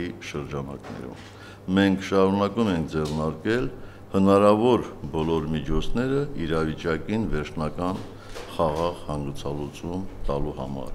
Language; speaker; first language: Armenian; native; Armenian